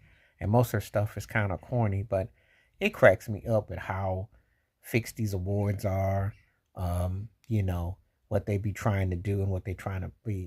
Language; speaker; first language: English; native; English